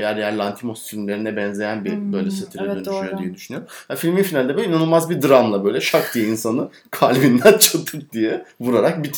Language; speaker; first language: Turkish; native; Turkish